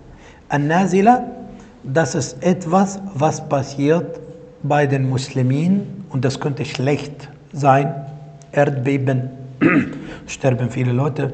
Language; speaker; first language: German; non-native, fluent; Arabic